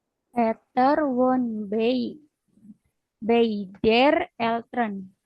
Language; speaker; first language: German; non-native, learner; Indonesian